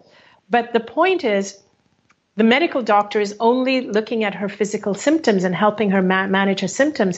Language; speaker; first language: English; native; English